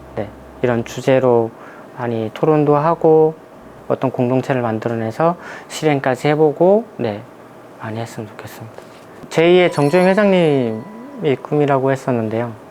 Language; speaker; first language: Korean; native; Korean